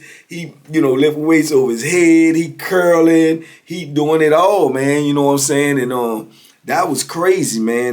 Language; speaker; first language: English; native; English